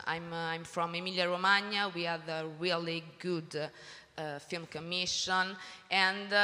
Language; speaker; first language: English; non-native, learner; Italian